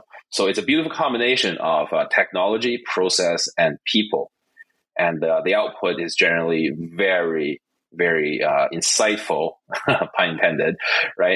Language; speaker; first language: English; non-native, fluent; Chinese